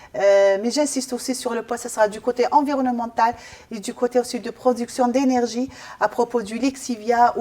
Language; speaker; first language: French; non-native, local second language; Arabic